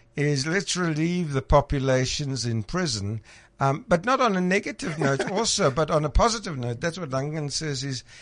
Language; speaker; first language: English; native; English